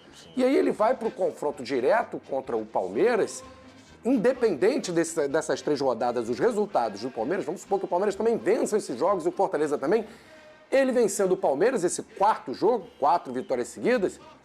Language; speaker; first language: Portuguese; native; Portuguese